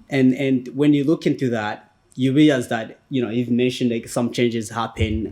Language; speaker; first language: English; non-native, fluent; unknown